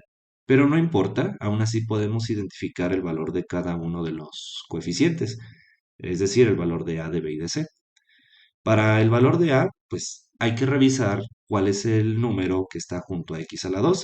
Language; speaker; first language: Spanish; native; Spanish